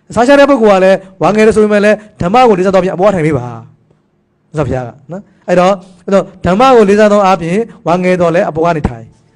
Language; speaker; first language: Burmese; native; Burmese